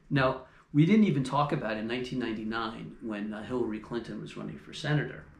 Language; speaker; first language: English; native; English